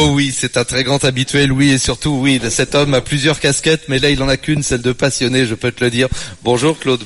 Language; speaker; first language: French; native; French